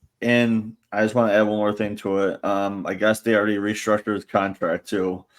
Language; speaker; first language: English; native; English